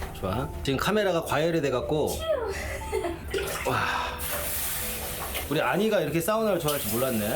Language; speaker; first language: Korean; native; Korean